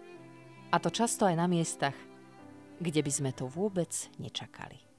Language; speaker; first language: Slovak; native; Slovak